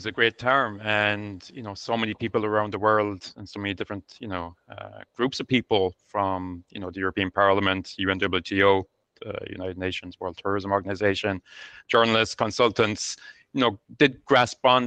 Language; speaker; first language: English; native; English